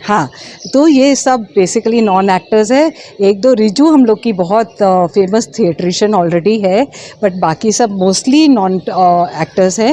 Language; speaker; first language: Hindi; non-native, local second language; Bangla